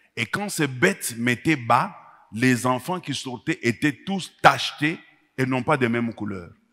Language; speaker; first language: French; non-native, local second language; Swahili